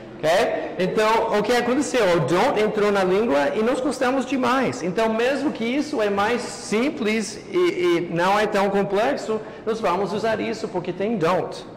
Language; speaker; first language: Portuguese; non-native, fluent; English